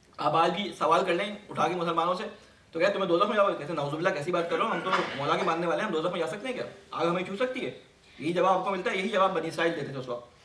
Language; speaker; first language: Urdu; native; Urdu